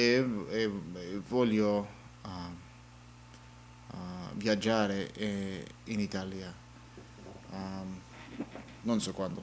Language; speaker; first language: Italian; non-native, learner; English